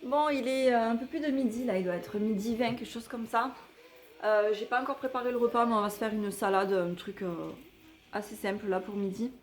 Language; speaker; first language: French; native; French